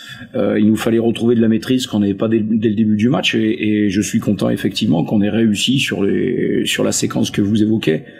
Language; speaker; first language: French; native; French